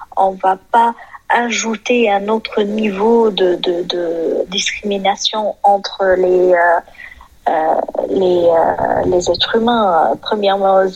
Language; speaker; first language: French; non-native, fluent; Arabic